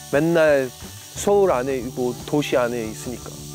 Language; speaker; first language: Korean; non-native, fluent; English